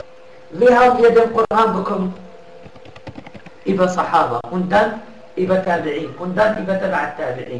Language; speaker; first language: German; non-native, fluent; Arabic